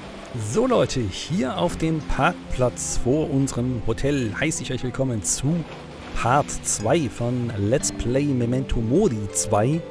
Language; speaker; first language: German; native; German